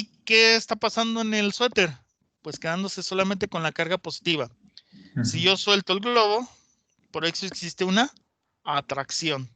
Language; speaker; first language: Spanish; native; Spanish